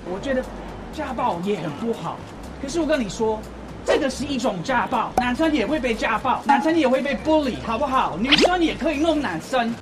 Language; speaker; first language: Chinese; non-native, fluent; English